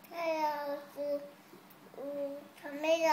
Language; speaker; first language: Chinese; early bilingual, heritage; Chinese